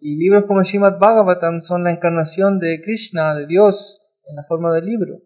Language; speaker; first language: Spanish; native; Spanish